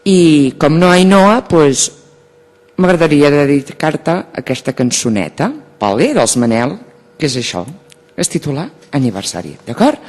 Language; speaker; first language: Catalan; native; Catalan